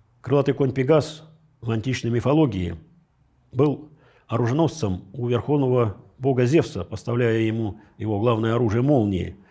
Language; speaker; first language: Russian; native; Russian